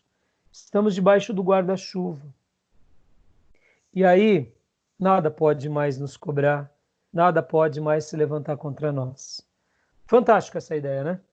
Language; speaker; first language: Portuguese; native; Portuguese